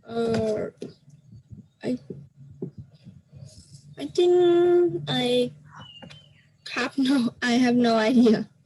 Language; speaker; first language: English; non-native, learner; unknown